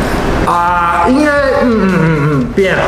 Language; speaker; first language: Chinese; non-native, fluent; Japanese